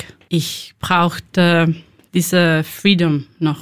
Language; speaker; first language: German; non-native, learner; Spanish